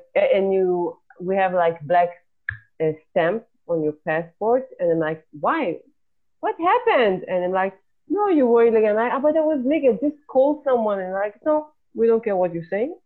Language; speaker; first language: English; non-native, fluent; Hebrew